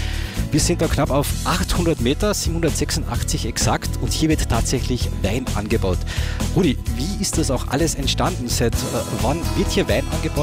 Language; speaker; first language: German; native; German